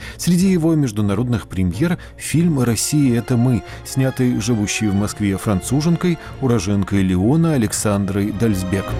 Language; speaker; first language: Russian; native; Russian